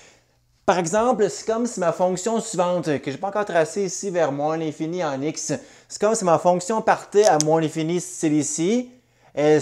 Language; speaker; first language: French; native; French